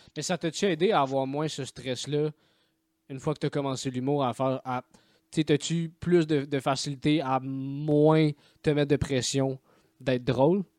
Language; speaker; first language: French; native; French